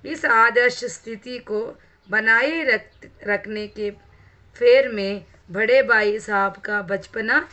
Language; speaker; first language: Hindi; non-native, local second language; Telugu